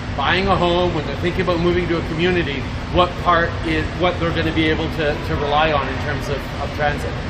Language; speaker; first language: English; early bilingual, other home language; French